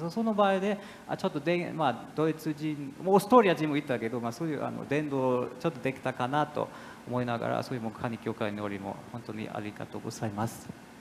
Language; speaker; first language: Japanese; non-native, fluent; German